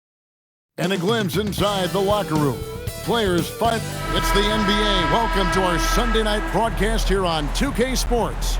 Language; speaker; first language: English; native; English